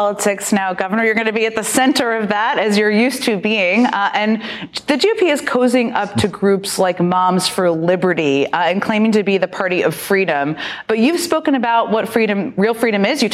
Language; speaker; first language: English; native; English